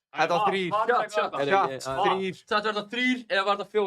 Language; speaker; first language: Icelandic; native; Icelandic